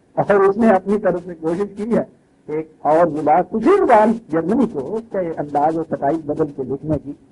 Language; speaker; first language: Urdu; non-native, local second language; Punjabi